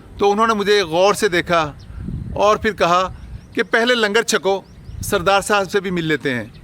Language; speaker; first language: Urdu; non-native, local second language; Punjabi